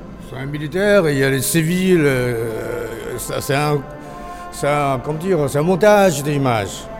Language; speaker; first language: French; non-native, learner; Chinese